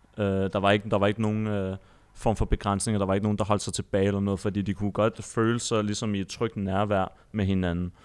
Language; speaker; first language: Danish; early bilingual, other home language; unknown